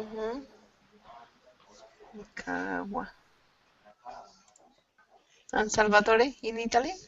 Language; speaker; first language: English; non-native, learner; Spanish